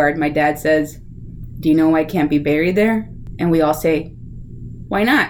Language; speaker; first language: English; early bilingual, other home language; Spanish